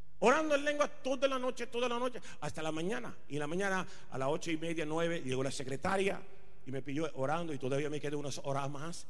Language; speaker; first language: Spanish; non-native, fluent; Punjabi